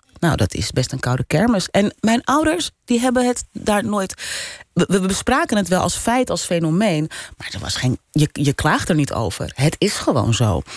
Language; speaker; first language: Dutch; native; Dutch